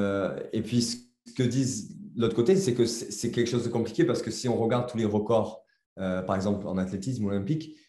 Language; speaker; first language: French; native; French